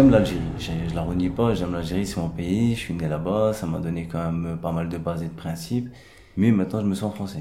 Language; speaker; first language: French; early bilingual, other home language; Arabic